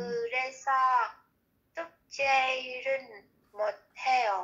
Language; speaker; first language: Korean; non-native, learner; Vietnamese